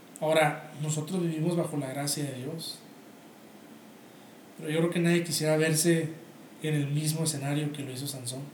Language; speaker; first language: Spanish; native; Spanish